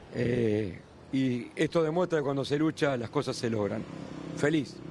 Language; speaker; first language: Spanish; native; Spanish